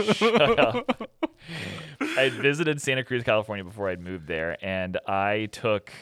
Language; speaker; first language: English; native; English